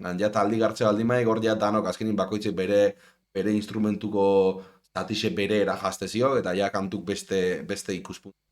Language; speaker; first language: Basque; native; Basque